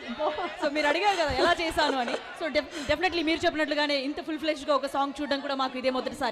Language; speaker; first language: Telugu; native; Telugu